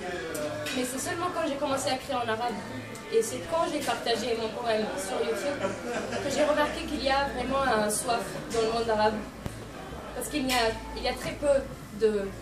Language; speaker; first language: French; non-native, fluent; Arabic